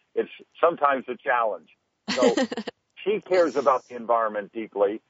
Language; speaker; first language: English; native; English